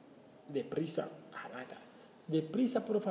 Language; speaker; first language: Spanish; non-native, learner; Swahili